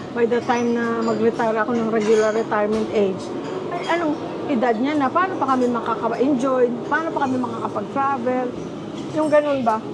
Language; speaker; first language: Filipino; native; Filipino